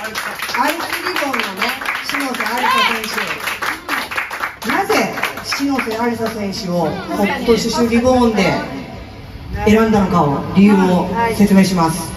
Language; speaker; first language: Japanese; native; Japanese